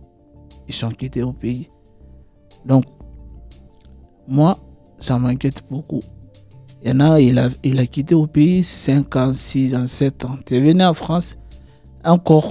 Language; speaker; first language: French; non-native, learner; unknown